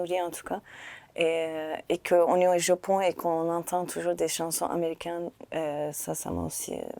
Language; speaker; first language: French; non-native, fluent; Turkish